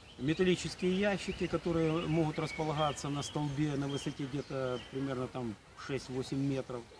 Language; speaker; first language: Russian; native; Russian